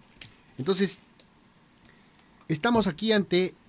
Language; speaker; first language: Spanish; native; Spanish